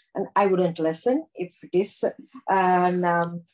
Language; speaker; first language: English; non-native, local second language; Tamil